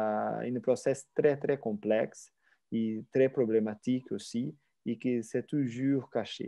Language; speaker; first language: French; non-native, fluent; Portuguese